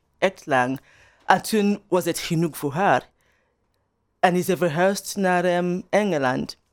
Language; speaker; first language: Dutch; non-native, fluent; Igbo